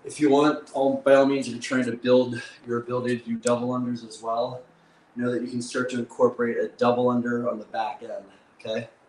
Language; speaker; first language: English; native; English